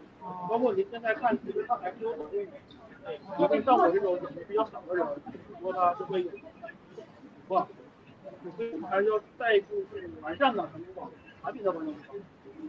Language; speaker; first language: Chinese; native; Chinese